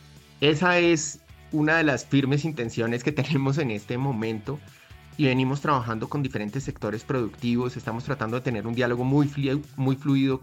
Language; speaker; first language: Spanish; native; Spanish